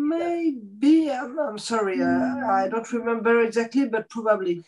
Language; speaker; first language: English; non-native, fluent; French